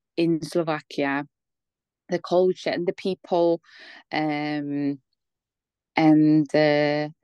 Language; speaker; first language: English; non-native, fluent; Polish